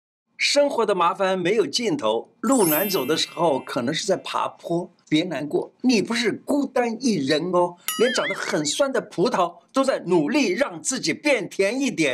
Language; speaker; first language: Chinese; native; Chinese